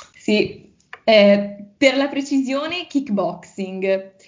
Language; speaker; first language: Italian; native; Italian